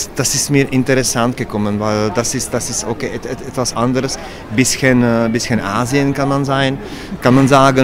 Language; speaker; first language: German; non-native, learner; Czech